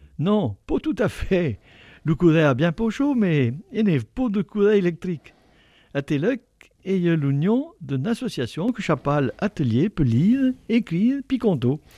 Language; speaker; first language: French; native; French